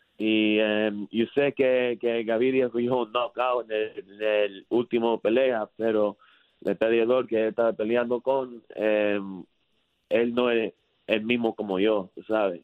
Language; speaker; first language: Spanish; early bilingual, heritage; English